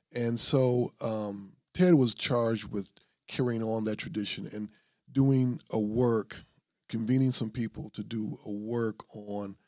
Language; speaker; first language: English; native; English